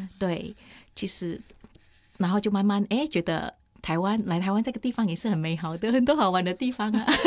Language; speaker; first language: Chinese; non-native, fluent; Indonesian